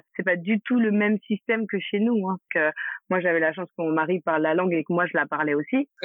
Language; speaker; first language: French; native; French